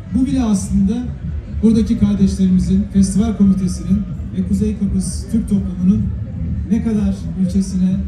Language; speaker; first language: Turkish; native; Turkish